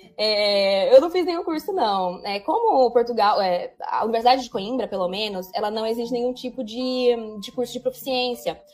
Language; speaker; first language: Portuguese; native; Portuguese